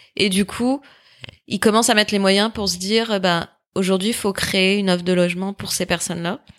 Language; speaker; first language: French; native; French